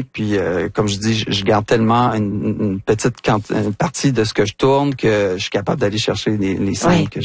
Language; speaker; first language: French; native; French